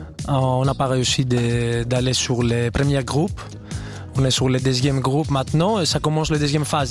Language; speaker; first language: French; non-native, fluent; Greek